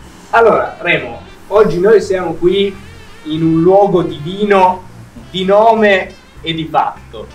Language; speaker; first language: Italian; native; Italian